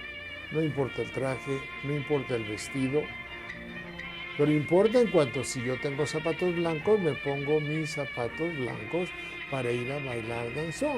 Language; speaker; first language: Spanish; native; Spanish